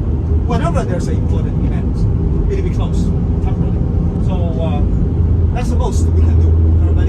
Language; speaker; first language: English; non-native, fluent; Chinese